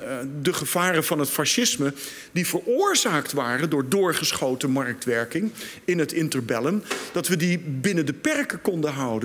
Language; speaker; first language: Dutch; native; Dutch